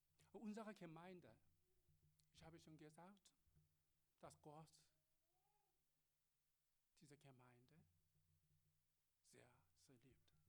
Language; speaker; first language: German; non-native, learner; Korean